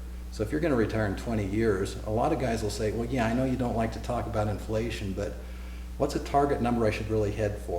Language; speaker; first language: English; native; English